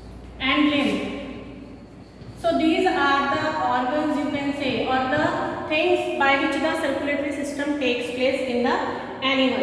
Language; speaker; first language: English; non-native, local second language; Hindi